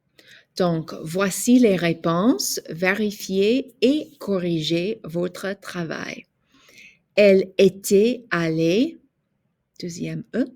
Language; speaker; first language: French; non-native, fluent; English